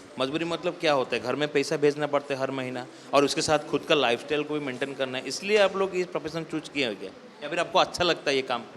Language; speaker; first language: Hindi; non-native, local second language; Odia